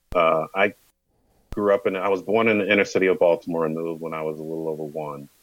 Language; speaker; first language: English; native; English